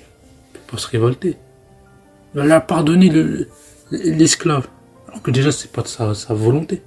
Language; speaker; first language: French; native; French